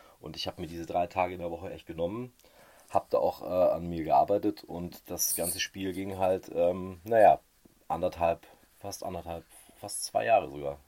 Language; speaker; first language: German; native; German